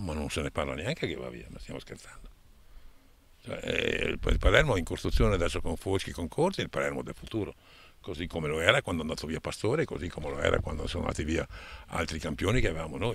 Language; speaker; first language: Italian; native; Italian